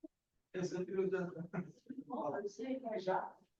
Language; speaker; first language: Portuguese; native; Portuguese